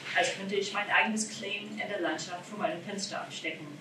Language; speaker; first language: German; non-native, fluent; English